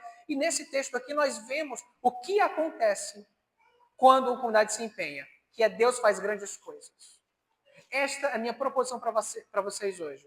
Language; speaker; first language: Portuguese; native; Portuguese